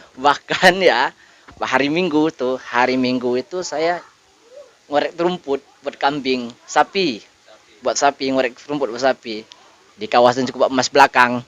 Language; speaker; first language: Indonesian; native; Indonesian